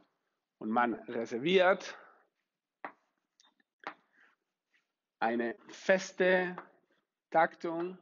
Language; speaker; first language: German; non-native, fluent; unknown